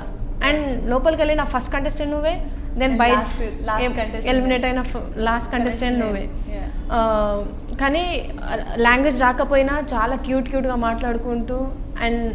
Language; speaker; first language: Telugu; native; Telugu